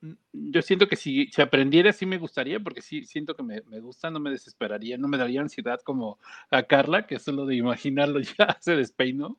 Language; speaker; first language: Spanish; native; Spanish